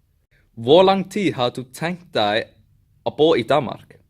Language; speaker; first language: Danish; non-native, learner; Icelandic